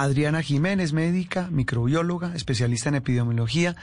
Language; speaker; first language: Spanish; native; Spanish